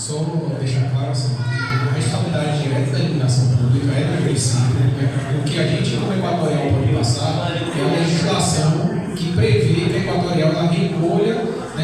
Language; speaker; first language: Portuguese; native; Portuguese